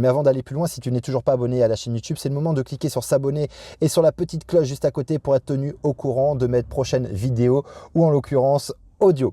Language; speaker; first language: French; native; French